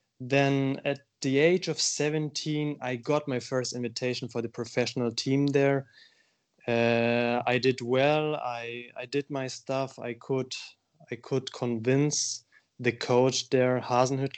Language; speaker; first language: English; non-native, fluent; German